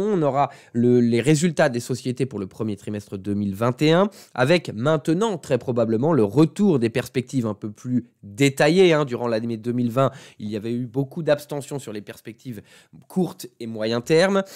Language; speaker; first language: French; native; French